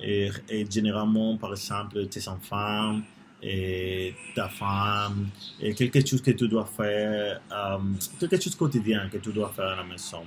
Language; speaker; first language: French; non-native, learner; Spanish